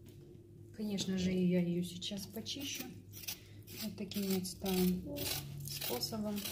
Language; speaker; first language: Russian; native; Russian